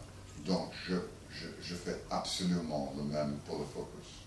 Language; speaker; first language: French; non-native, learner; English